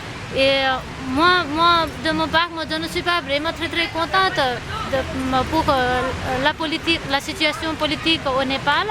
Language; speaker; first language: French; non-native, fluent; Nepali